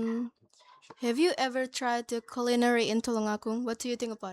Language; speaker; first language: English; non-native, learner; Indonesian